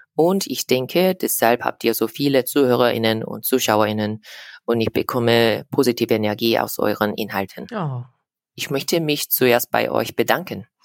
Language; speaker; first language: German; native; German